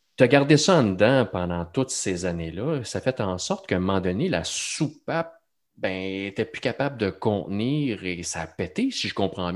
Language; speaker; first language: French; native; French